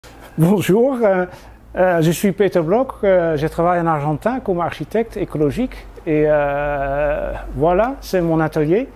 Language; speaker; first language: French; non-native, fluent; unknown